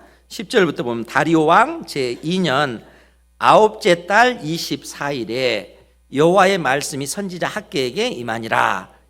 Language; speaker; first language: Korean; native; Korean